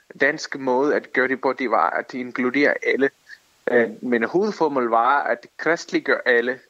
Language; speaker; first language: Danish; non-native, fluent; Tamil